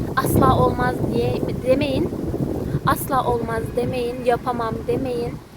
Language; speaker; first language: Turkish; early bilingual, other home language; Uzbek